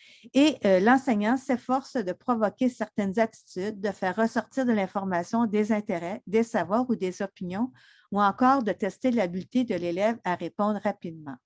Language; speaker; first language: French; native; French